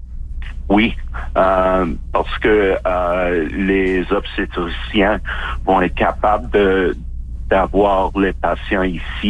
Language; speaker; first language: French; non-native, local second language; English